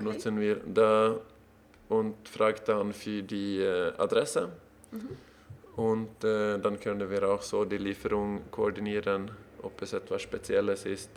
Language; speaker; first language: German; non-native, learner; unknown